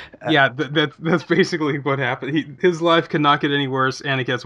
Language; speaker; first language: English; native; English